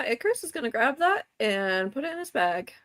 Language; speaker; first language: English; native; English